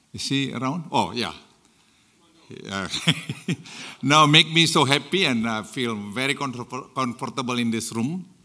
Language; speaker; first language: English; non-native, fluent; Indonesian